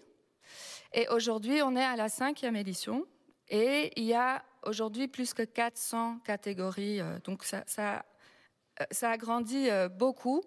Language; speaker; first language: French; non-native, fluent; Dutch